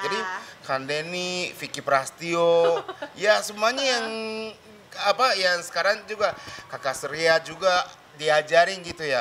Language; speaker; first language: Indonesian; non-native, fluent; Japanese